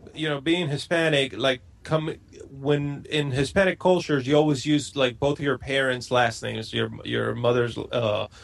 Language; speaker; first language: English; non-native, fluent; Spanish